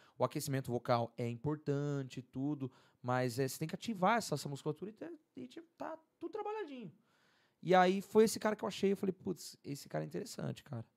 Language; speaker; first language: Portuguese; native; Portuguese